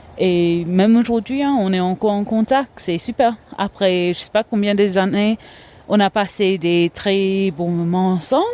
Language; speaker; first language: French; non-native, local second language; Morisyen